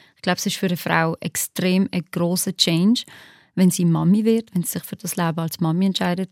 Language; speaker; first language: German; early bilingual, other home language; Albanian